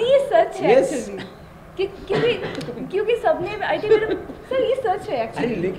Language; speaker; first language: Hindi; non-native, local second language; Bangla